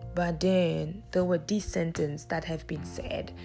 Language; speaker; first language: English; early bilingual, other home language; Lingala